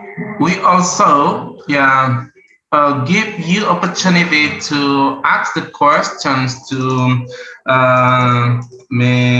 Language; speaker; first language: English; non-native, learner; Indonesian